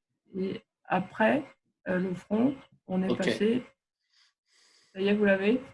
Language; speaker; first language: French; native; French